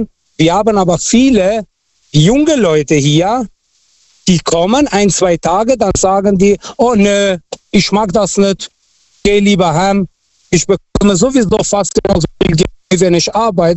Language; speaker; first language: German; non-native, fluent; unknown